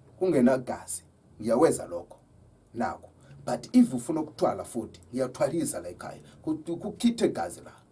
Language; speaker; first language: Zulu; native; Zulu